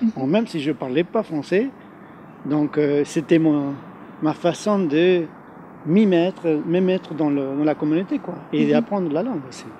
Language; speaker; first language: French; non-native, fluent; Spanish